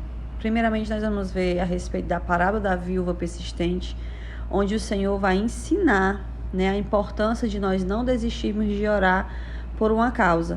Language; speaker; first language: Portuguese; native; Portuguese